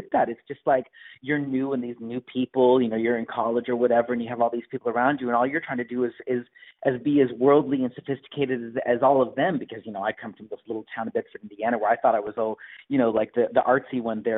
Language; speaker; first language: English; native; English